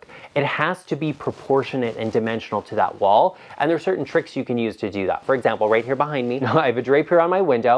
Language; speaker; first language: English; native; English